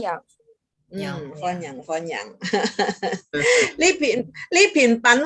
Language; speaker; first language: Chinese; early bilingual, heritage; Chinese